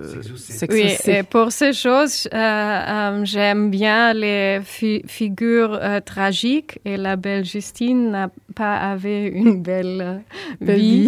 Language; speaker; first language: French; non-native, learner; German